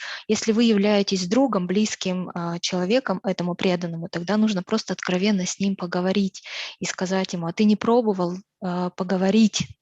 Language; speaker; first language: Russian; native; Russian